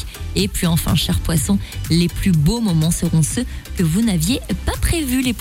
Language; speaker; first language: French; native; French